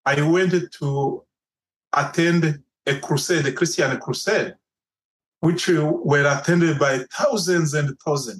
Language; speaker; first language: English; non-native, local second language; Kinyarwanda